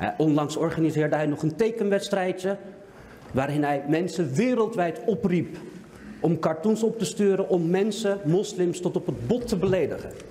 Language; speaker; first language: Dutch; early bilingual, other home language; Turkish